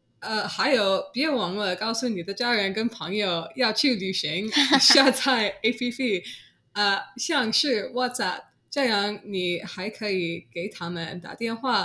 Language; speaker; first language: Chinese; non-native, learner; English